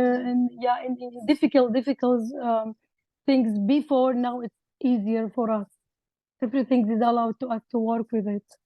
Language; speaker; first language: English; non-native, learner; Arabic